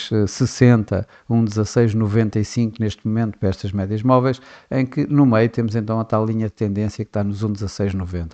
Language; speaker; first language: Portuguese; native; Portuguese